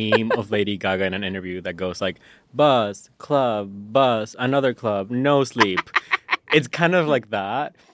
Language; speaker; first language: English; non-native, fluent; Spanish